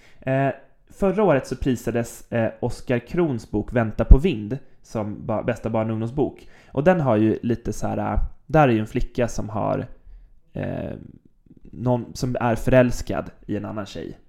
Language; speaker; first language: Swedish; native; Swedish